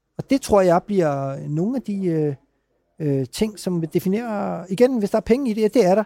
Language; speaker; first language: Danish; early bilingual, other home language; Urdu